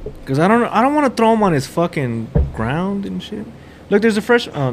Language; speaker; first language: English; early bilingual, other home language; Spanish